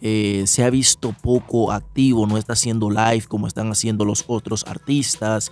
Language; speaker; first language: Spanish; native; Spanish